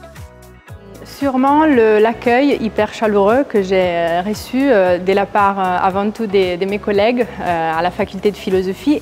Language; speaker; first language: French; non-native, fluent; Italian